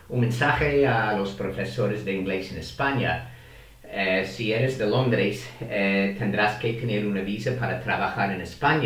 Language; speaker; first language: Spanish; non-native, fluent; English